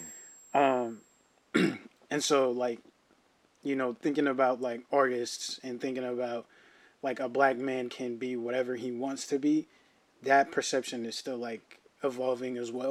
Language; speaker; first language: English; early bilingual, other home language; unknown